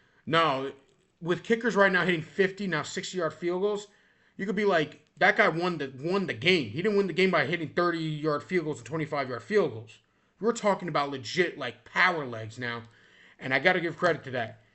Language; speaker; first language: English; native; English